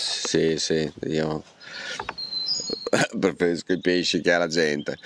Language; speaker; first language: Italian; native; Italian